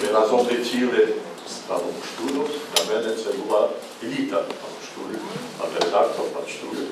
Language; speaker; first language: Ukrainian; early bilingual, heritage; Ukrainian